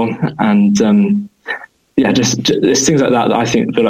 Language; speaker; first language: English; native; English